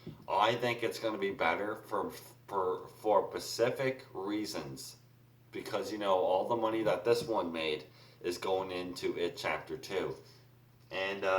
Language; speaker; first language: English; native; English